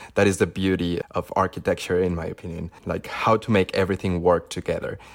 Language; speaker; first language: English; non-native, fluent; Spanish